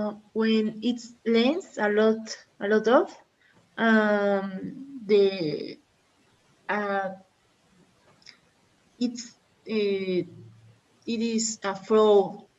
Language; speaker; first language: English; non-native, learner; Spanish